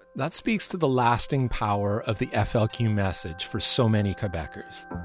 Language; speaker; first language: English; native; English